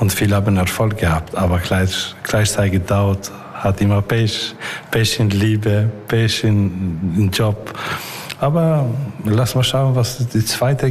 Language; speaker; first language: German; non-native, learner; Albanian